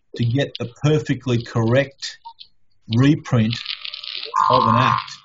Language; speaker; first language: English; native; English